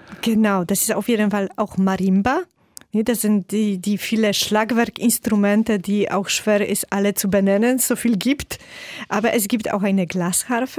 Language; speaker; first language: German; non-native, fluent; Polish